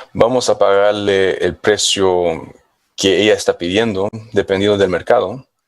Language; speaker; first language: Spanish; non-native, fluent; English